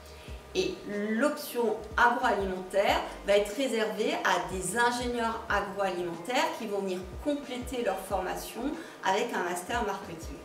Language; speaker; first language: French; native; French